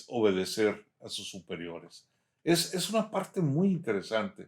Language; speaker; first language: Spanish; native; Spanish